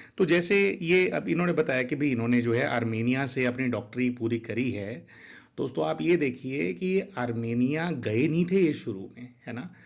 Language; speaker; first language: Hindi; native; Hindi